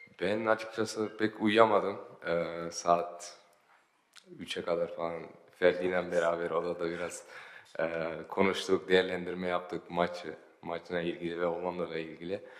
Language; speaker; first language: Turkish; early bilingual, heritage; Turkish